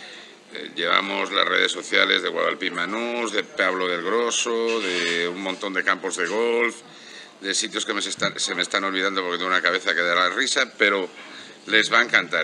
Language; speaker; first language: Spanish; native; Spanish